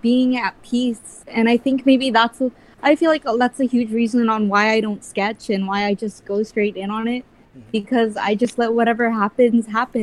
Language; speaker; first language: English; early bilingual, other home language; Filipino